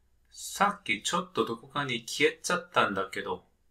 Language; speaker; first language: Japanese; native; Japanese